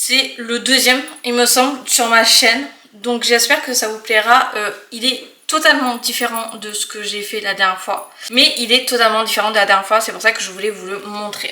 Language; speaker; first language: French; native; French